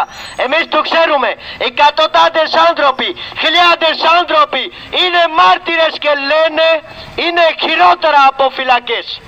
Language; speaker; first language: Greek; non-native, learner; Urdu